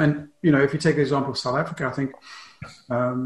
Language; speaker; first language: English; native; English